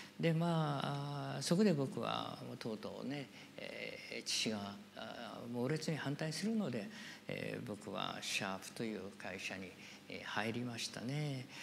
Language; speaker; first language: Japanese; native; Japanese